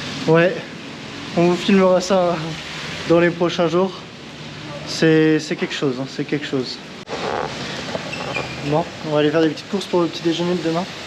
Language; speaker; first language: French; native; French